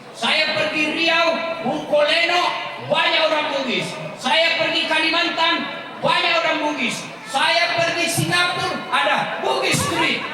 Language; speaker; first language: Indonesian; non-native, local second language; Buginese